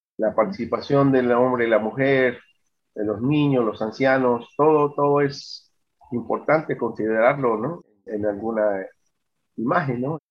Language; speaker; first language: Spanish; native; Spanish